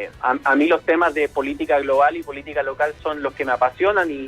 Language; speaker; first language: Spanish; native; Spanish